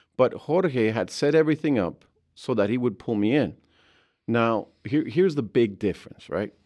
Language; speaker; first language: English; early bilingual, other home language; Spanish